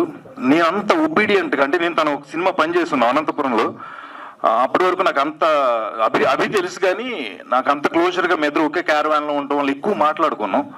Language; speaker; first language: Telugu; native; Telugu